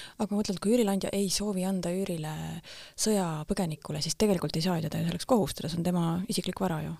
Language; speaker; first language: Estonian; native; Estonian